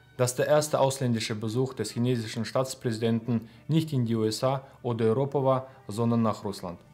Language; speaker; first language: German; non-native, fluent; Russian